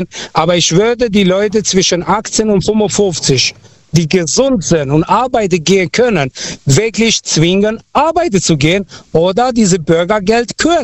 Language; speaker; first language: German; non-native, local second language; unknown